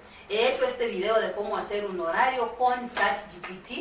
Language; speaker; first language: Spanish; non-native, fluent; Swahili